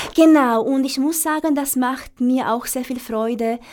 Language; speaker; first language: German; non-native, fluent; Romanian